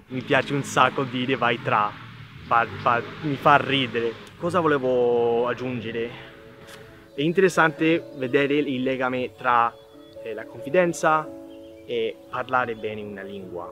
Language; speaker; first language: Italian; non-native, fluent; English